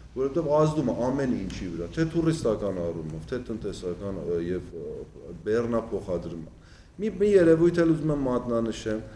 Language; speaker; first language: Armenian; early bilingual, heritage; Armenian